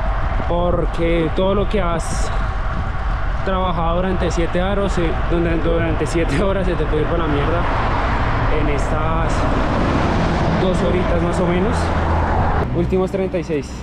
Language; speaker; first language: Spanish; native; Spanish